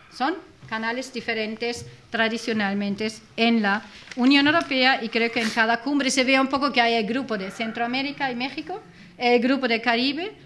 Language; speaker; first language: Spanish; non-native, fluent; German